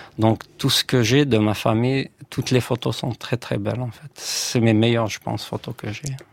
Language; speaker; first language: French; non-native, local second language; Kabyle